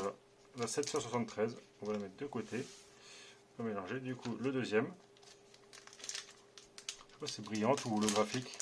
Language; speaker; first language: French; native; French